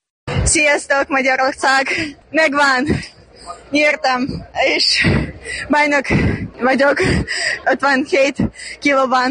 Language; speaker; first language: Hungarian; non-native, learner; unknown